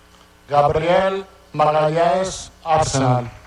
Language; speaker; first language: Portuguese; non-native, fluent; Italian